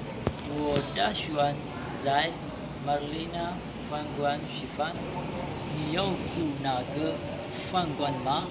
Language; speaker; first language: Chinese; non-native, learner; Malay